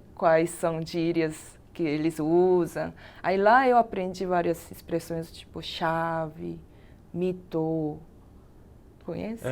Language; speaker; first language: Portuguese; non-native, fluent; Korean